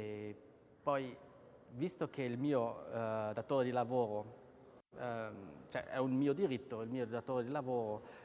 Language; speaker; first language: Italian; non-native, local second language; German